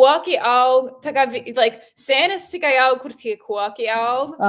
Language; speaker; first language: Latvian; early bilingual, heritage; Latvian